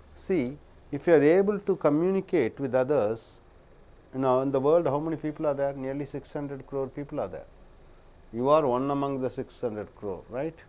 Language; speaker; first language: English; non-native, local second language; Tamil